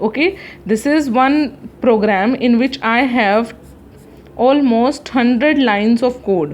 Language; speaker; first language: English; non-native, local second language; Hindi